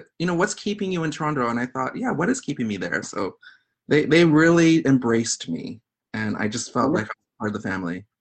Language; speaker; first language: English; native; English